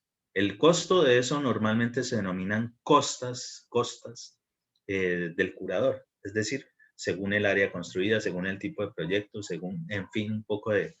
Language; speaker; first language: Spanish; native; Spanish